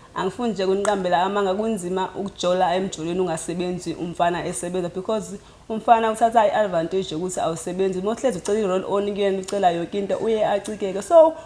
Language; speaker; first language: Zulu; non-native, local second language; Xhosa